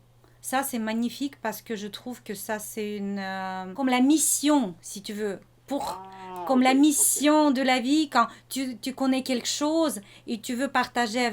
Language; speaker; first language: French; non-native, fluent; Russian